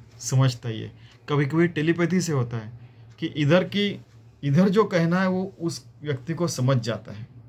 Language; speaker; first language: Hindi; non-native, local second language; Marathi